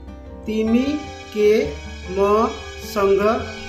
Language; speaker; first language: Nepali; non-native, fluent; Bangla